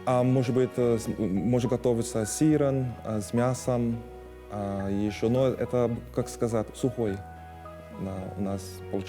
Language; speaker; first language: Russian; non-native, fluent; Portuguese